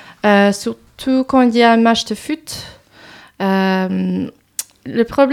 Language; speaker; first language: French; non-native, fluent; English